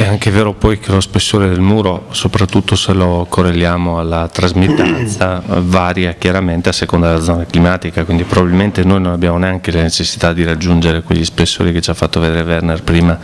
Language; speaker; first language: Italian; native; Italian